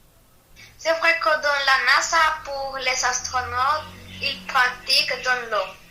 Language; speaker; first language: French; non-native, learner; Spanish